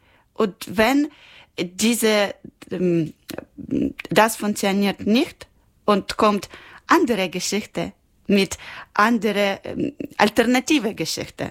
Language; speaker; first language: German; non-native, learner; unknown